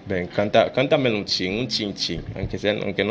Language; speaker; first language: Spanish; non-native, fluent; Haitian Creole